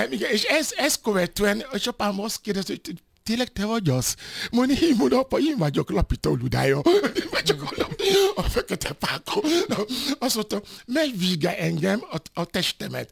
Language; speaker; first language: Hungarian; non-native, fluent; Yoruba